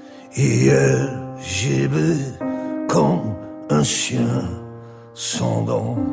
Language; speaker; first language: French; non-native, local second language; Dutch